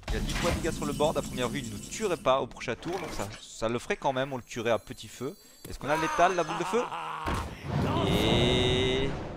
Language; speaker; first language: French; native; French